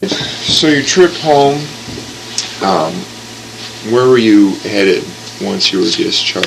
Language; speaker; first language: English; native; English